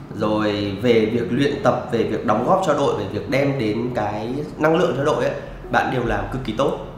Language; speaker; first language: Vietnamese; native; Vietnamese